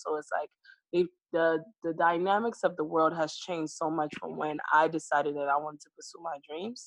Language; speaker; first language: English; native; English